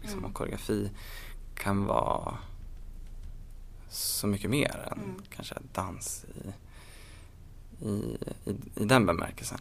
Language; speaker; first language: Swedish; native; Swedish